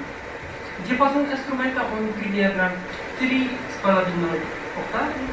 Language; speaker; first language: Russian; non-native, fluent; Arabic